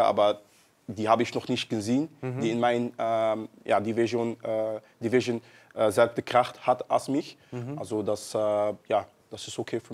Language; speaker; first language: German; non-native, learner; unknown